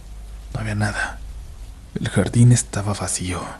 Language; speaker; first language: Spanish; native; Spanish